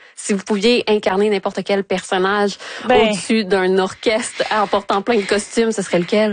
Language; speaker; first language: French; native; French